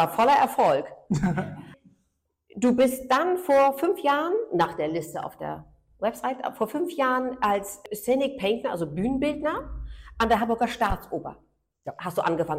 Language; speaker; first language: German; native; German